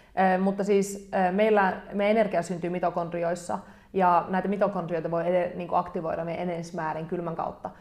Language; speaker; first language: Finnish; native; Finnish